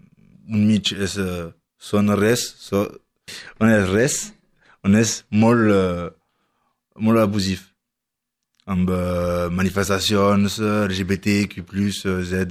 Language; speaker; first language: Catalan; non-native, learner; French